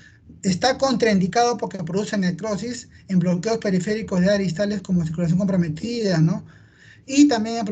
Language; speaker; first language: Spanish; native; Spanish